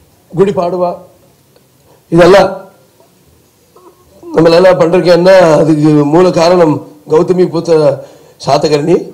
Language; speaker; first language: Tamil; non-native, local second language; Telugu